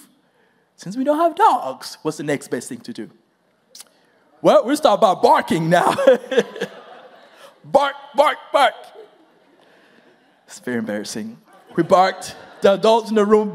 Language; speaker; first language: English; non-native, local second language; Kinyarwanda